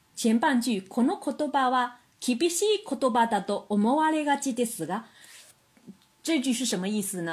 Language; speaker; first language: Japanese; non-native, fluent; Chinese